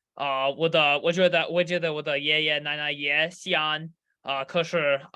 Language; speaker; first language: Chinese; non-native, learner; English